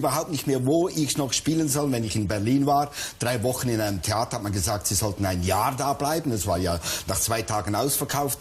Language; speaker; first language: German; native; German